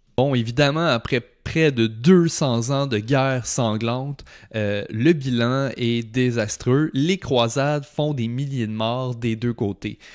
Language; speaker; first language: French; native; French